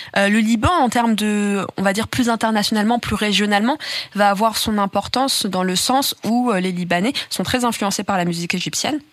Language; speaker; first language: French; native; French